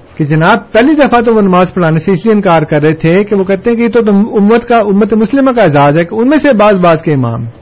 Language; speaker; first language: Urdu; non-native, local second language; Punjabi